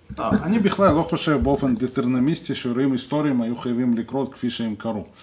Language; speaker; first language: Hebrew; non-native, fluent; Russian